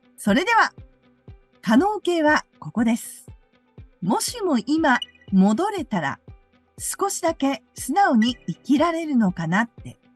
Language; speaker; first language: Japanese; native; Japanese